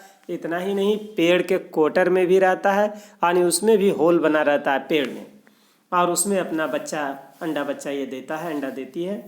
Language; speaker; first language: Hindi; non-native, local second language; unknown